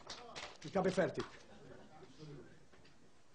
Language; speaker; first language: German; non-native, learner; Italian